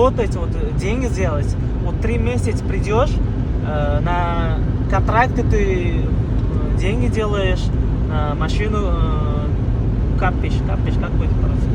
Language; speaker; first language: Russian; non-native, learner; Uzbek